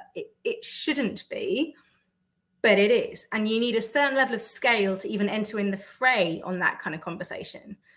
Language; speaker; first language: English; native; English